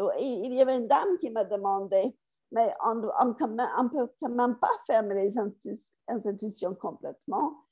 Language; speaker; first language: French; non-native, fluent; English